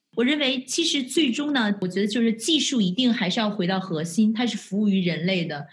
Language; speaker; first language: Chinese; native; Chinese